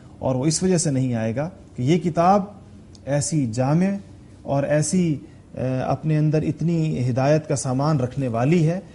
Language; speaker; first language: Urdu; non-native, local second language; Pashto